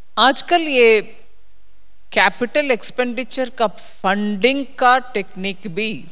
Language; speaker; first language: Hindi; non-native, local second language; Tamil